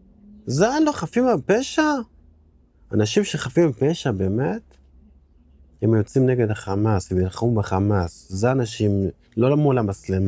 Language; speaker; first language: Hebrew; non-native, local second language; Arabic